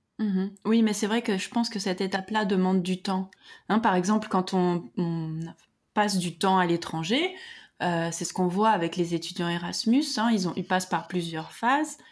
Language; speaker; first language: French; native; French